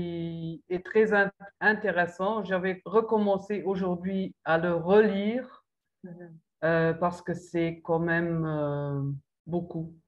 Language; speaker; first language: French; non-native, local second language; Luxembourgish